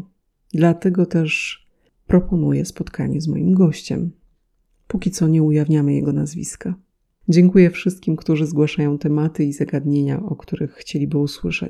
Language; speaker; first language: Polish; native; Polish